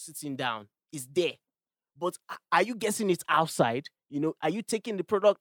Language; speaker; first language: English; non-native, local second language; Yoruba